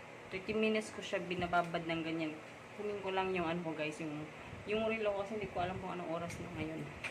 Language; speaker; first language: Filipino; non-native, local second language; Cebuano